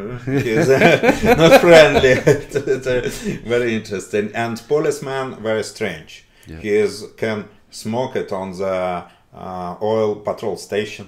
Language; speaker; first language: English; non-native, learner; Russian